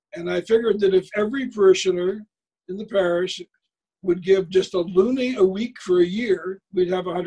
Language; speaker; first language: English; native; English